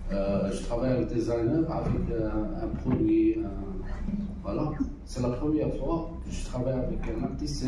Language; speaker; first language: French; non-native, local second language; Arabic